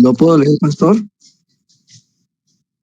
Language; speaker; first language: Spanish; native; Spanish